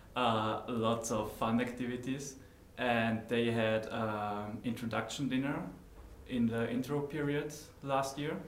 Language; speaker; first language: English; non-native, fluent; German